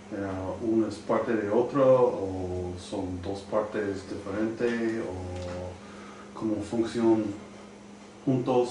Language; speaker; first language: Spanish; non-native, learner; English